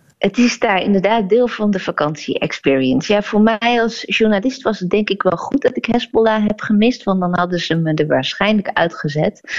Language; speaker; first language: Dutch; native; Dutch